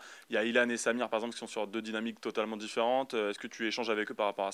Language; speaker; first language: French; native; French